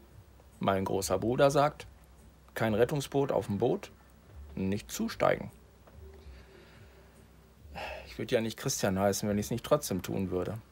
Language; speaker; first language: German; native; German